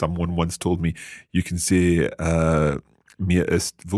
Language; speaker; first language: German; non-native, fluent; English